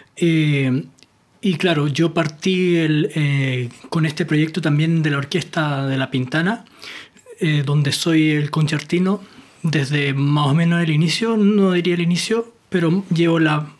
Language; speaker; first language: Spanish; native; Spanish